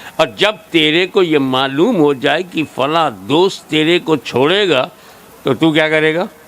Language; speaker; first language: Hindi; native; Hindi